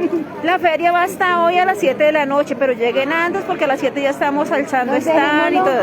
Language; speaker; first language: Spanish; native; Spanish